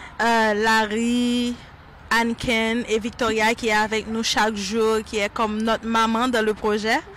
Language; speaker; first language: French; non-native, local second language; Haitian Creole